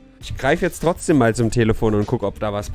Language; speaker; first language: German; native; German